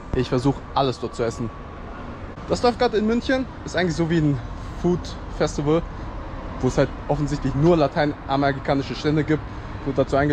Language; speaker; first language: German; early bilingual, other home language; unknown